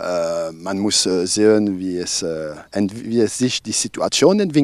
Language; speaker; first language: German; non-native, local second language; French